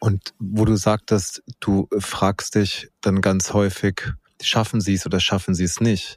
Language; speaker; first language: German; native; German